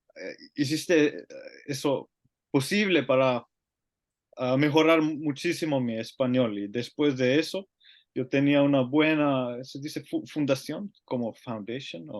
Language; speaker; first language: Spanish; non-native, learner; Finnish